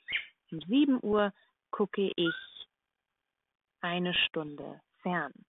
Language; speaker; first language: German; non-native, fluent; English